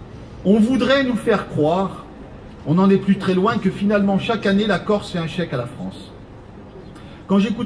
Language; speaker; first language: French; native; French